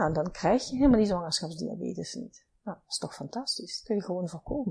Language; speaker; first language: Dutch; native; Dutch